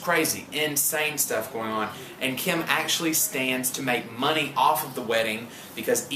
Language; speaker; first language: English; native; English